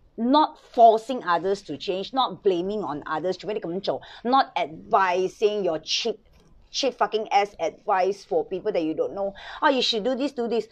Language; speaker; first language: English; non-native, local second language; Chinese